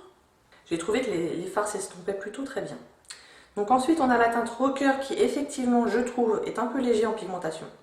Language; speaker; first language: French; native; French